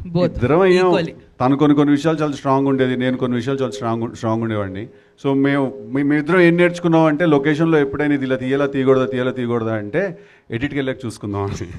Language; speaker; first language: Telugu; native; Telugu